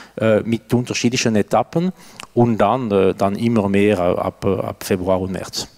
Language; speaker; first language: German; non-native, local second language; French